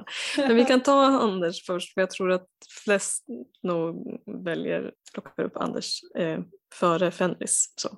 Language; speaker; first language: Swedish; native; Swedish